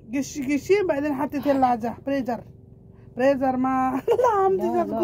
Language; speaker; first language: Arabic; non-native, learner; Nepali